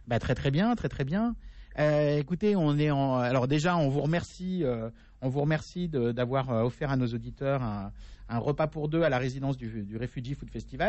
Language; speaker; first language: French; native; French